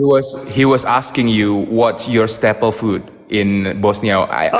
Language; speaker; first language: English; non-native, fluent; Indonesian